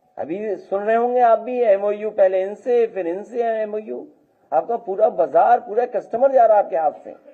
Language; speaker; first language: Hindi; native; Hindi